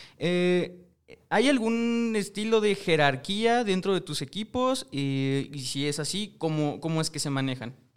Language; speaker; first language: Spanish; native; Spanish